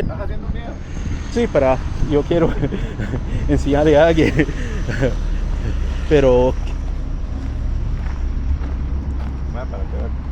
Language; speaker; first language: Spanish; non-native, learner; English